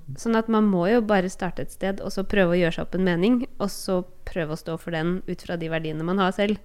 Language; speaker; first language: Norwegian; native; Norwegian